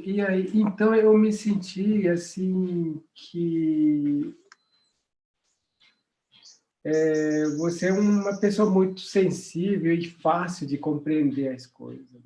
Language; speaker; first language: Portuguese; non-native, local second language; Guarani